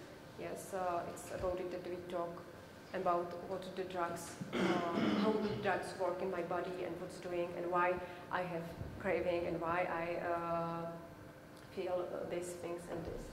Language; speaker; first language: English; non-native, learner; Czech